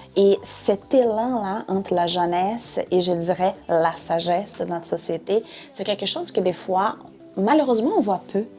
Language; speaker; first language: French; non-native, fluent; Portuguese